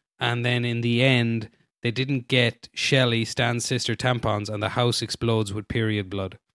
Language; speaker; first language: English; native; English